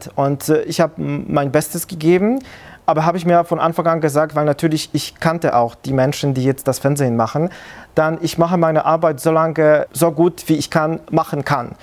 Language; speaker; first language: German; non-native, fluent; Polish